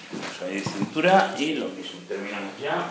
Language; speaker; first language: Spanish; native; Spanish